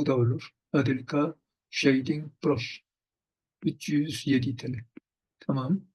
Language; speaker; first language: Turkish; non-native, fluent; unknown